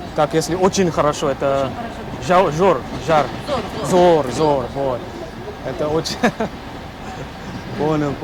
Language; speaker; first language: Russian; non-native, learner; English